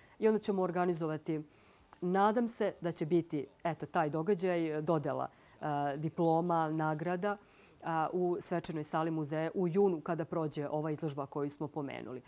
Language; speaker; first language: Croatian; native; Croatian